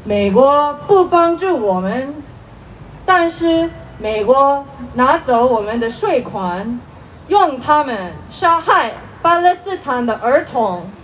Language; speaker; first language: Chinese; non-native, fluent; Korean